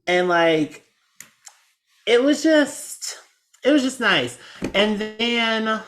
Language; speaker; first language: English; native; English